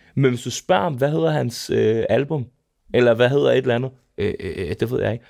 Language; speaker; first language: Danish; early bilingual, other home language; Serbian